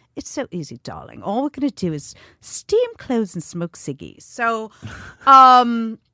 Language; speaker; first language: English; native; English